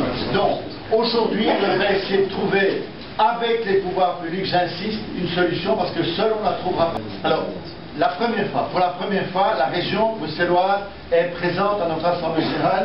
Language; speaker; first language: French; native; French